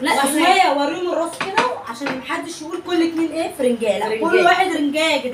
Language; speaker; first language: Arabic; native; Arabic